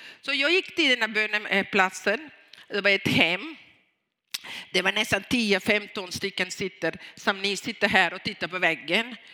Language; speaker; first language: Swedish; non-native, fluent; Tamil